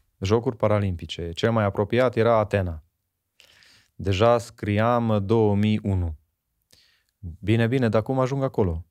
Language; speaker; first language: Romanian; non-native, local second language; Hungarian